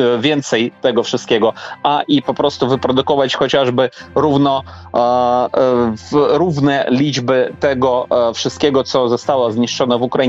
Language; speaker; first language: Polish; non-native, fluent; Ukrainian